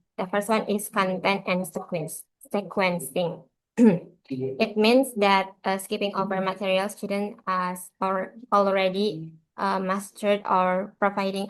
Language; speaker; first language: English; non-native, learner; Indonesian